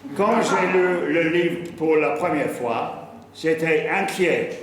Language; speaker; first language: French; non-native, learner; English